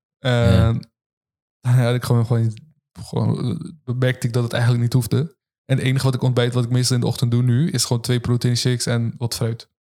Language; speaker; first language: Dutch; early bilingual, other home language; Turkish